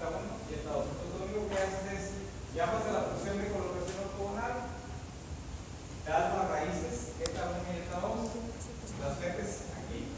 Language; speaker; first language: Spanish; native; Spanish